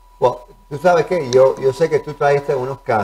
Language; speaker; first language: Spanish; early bilingual, heritage; Spanish